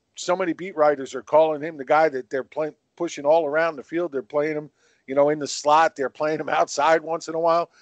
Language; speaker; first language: English; native; English